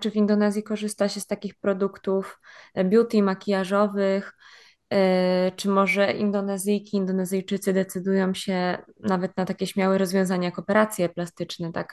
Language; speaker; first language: Polish; native; Polish